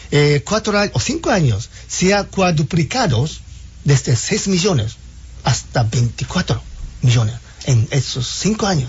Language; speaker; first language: Spanish; non-native, fluent; Japanese